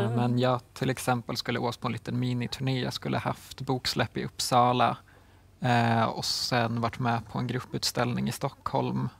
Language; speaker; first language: Swedish; native; Swedish